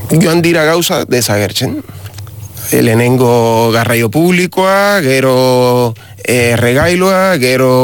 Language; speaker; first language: Basque; non-native, learner; Spanish